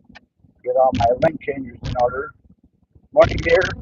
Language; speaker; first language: English; native; English